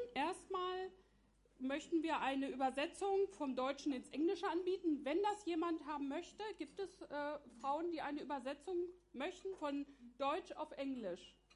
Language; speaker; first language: German; native; German